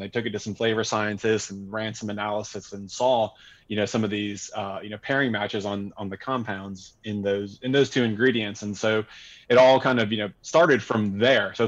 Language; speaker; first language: English; native; English